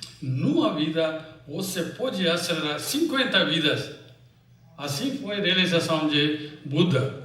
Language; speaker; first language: Portuguese; non-native, fluent; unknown